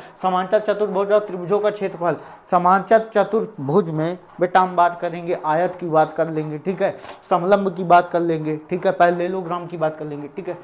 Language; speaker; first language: Hindi; native; Hindi